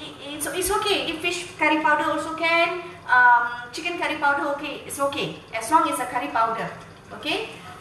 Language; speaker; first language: English; non-native, local second language; Tamil